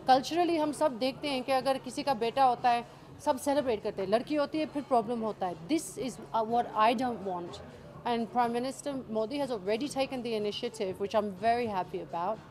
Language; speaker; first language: Hindi; early bilingual, heritage; English